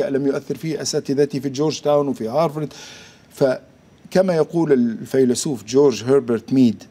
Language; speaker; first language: Arabic; native; Arabic